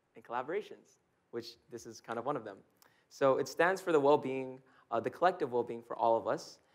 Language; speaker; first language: English; native; English